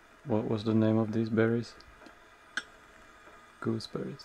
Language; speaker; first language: English; non-native, fluent; Swedish